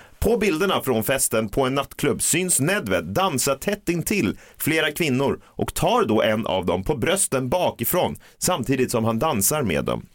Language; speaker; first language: Swedish; native; Swedish